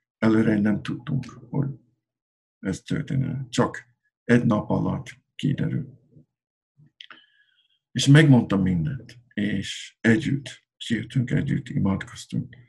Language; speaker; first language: Hungarian; non-native, learner; English